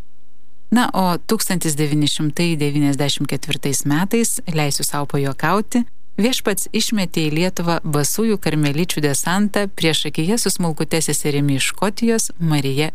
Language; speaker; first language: Lithuanian; native; Lithuanian